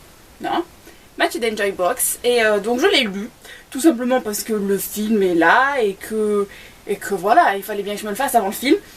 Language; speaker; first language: French; native; French